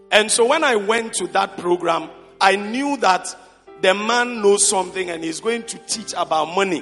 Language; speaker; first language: English; non-native, local second language; Akan